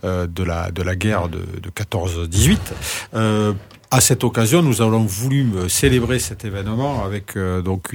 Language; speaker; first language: French; native; French